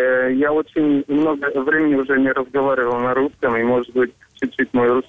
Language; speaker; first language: Russian; non-native, fluent; Romanian